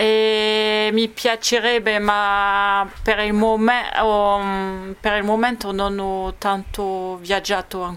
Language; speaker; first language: Italian; non-native, learner; French